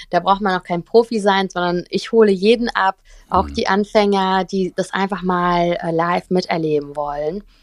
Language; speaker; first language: German; early bilingual, other home language; Russian